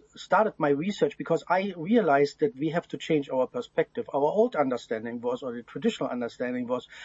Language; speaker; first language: English; non-native, fluent; German